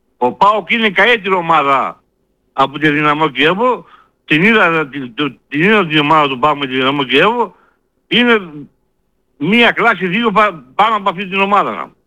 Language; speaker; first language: Greek; native; Greek